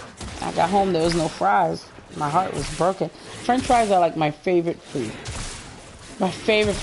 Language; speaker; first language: English; native; English